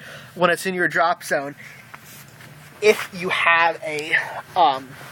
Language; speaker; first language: English; native; English